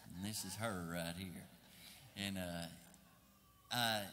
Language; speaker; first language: English; native; English